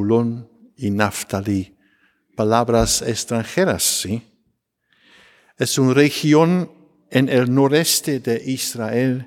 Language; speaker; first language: Spanish; non-native, fluent; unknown